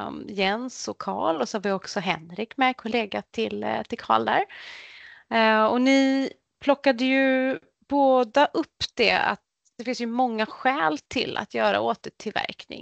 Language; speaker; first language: Swedish; native; Swedish